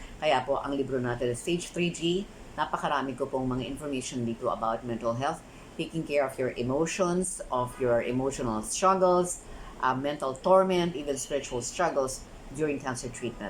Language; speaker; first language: English; non-native, local second language; Filipino